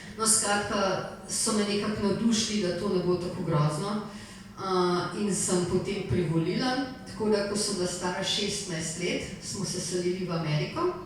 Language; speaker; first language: Slovenian; native; Slovenian